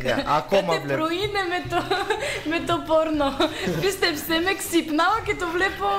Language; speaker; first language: Greek; non-native, fluent; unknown